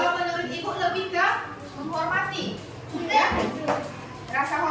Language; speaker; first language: Indonesian; native; Indonesian